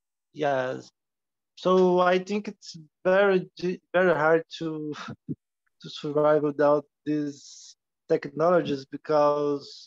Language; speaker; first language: English; non-native, learner; Portuguese